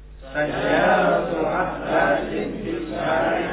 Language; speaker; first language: Arabic; non-native, learner; Indonesian